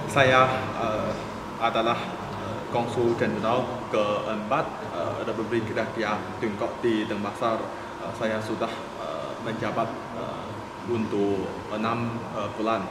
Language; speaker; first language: Indonesian; non-native, fluent; Chinese